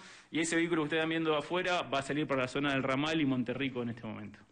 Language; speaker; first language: Spanish; native; Spanish